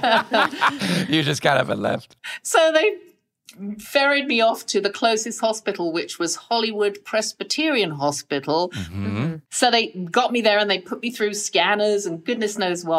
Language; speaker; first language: English; native; English